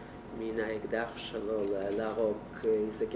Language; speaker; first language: Hebrew; non-native, fluent; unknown